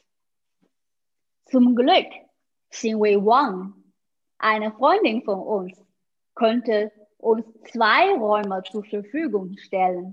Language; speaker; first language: German; non-native, fluent; Chinese